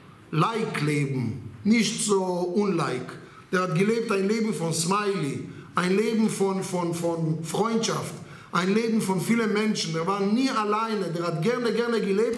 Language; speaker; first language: German; non-native, learner; Hebrew